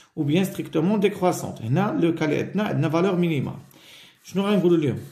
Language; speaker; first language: French; non-native, local second language; Arabic